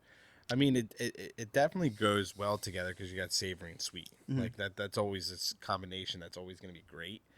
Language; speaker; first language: English; native; English